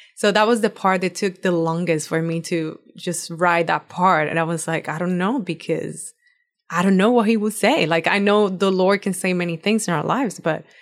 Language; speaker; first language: English; non-native, fluent; Spanish